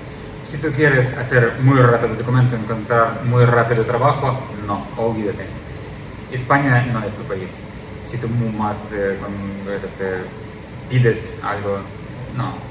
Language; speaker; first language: Spanish; non-native, learner; Ukrainian